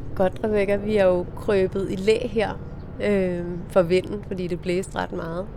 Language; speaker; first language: Danish; native; Danish